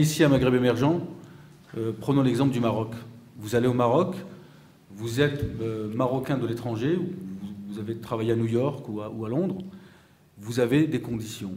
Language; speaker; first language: French; native; French